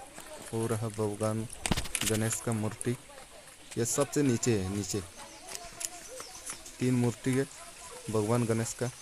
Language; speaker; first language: Hindi; non-native, local second language; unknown